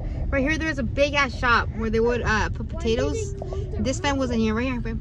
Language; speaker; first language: English; early bilingual, other home language; Spanish